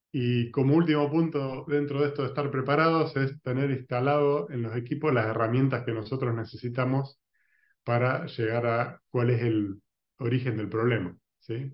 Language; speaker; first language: Spanish; native; Spanish